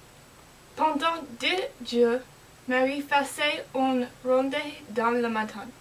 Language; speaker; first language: French; non-native, learner; English